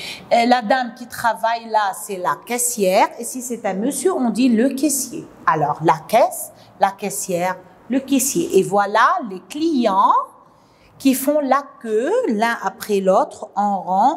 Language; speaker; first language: French; non-native, local second language; Arabic